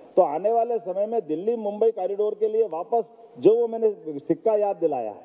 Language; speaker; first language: Hindi; native; Hindi